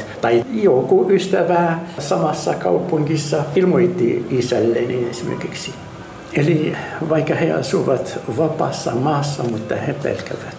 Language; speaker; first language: Finnish; non-native, learner; Arabic